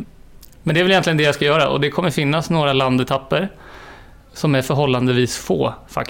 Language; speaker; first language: Swedish; native; Swedish